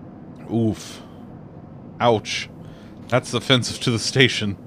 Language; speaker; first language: English; native; English